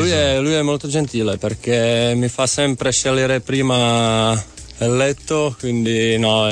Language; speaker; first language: Italian; non-native, fluent; Czech